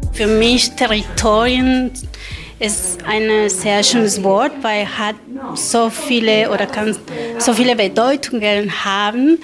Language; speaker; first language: German; non-native, learner; Spanish